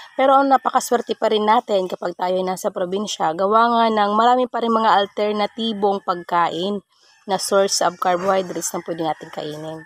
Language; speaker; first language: Filipino; non-native, local second language; Waray